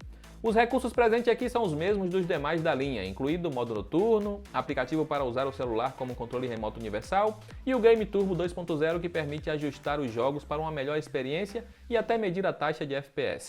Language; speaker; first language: Portuguese; native; Portuguese